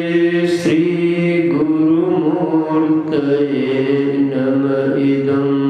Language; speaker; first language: Hindi; native; Hindi